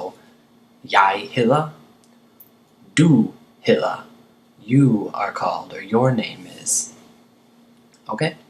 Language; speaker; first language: Danish; non-native, fluent; English